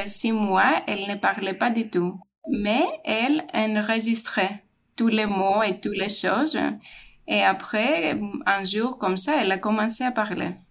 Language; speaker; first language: French; non-native, fluent; Greek